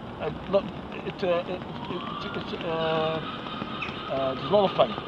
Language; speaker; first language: English; non-native, learner; Dutch